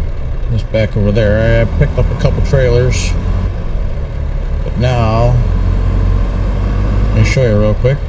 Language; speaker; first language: English; native; English